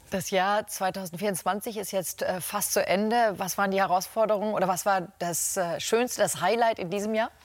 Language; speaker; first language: German; native; German